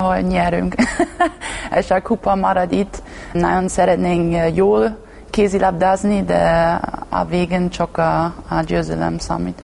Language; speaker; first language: Hungarian; non-native, learner; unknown